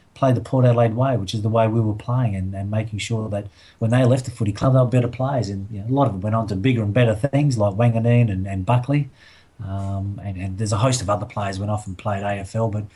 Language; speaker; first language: English; native; English